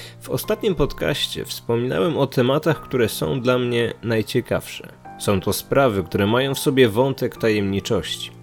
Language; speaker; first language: Polish; native; Polish